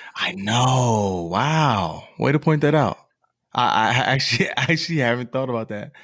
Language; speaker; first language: English; native; English